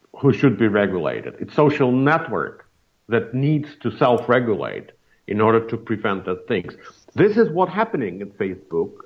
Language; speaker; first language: English; non-native, fluent; Russian